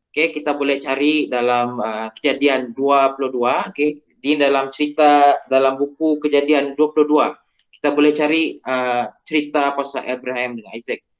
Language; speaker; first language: Malay; non-native, local second language; Iban